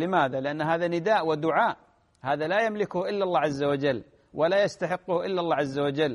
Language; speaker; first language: Arabic; native; Arabic